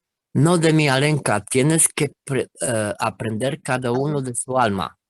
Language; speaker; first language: Spanish; non-native, fluent; Romanian